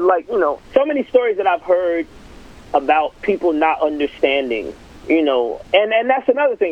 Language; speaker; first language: English; native; English